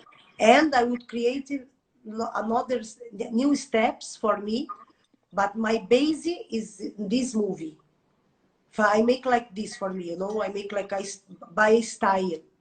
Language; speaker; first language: English; non-native, learner; Portuguese